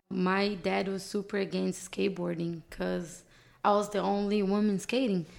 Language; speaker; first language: English; non-native, fluent; Portuguese